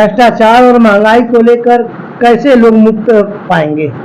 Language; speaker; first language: Hindi; native; Hindi